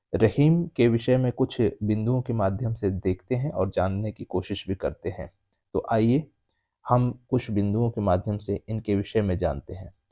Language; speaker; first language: Hindi; native; Hindi